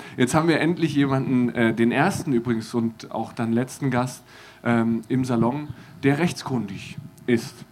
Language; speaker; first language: German; native; German